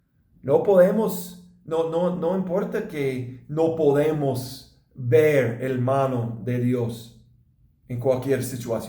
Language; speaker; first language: Spanish; non-native, learner; English